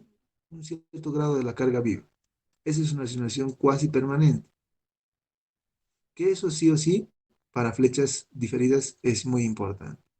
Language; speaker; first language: Spanish; native; Spanish